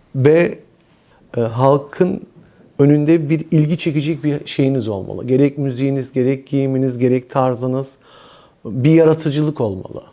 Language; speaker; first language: Turkish; early bilingual, heritage; Turkish